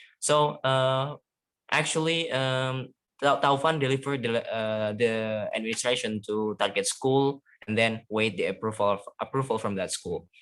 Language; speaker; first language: English; non-native, fluent; Indonesian